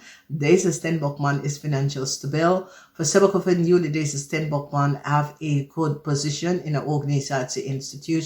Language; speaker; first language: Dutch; non-native, fluent; English